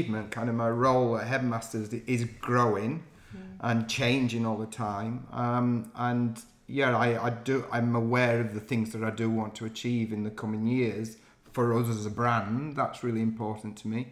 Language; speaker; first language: English; native; English